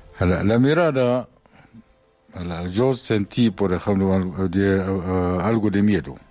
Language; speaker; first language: Spanish; non-native, fluent; Arabic